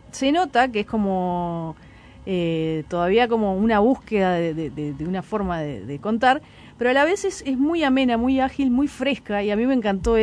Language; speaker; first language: Spanish; native; Spanish